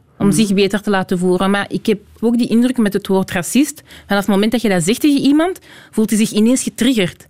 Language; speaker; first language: Dutch; native; Dutch